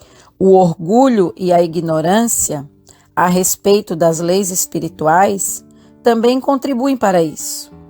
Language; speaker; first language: Portuguese; native; Portuguese